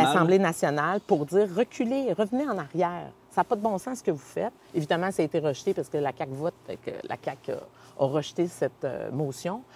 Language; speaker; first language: French; native; French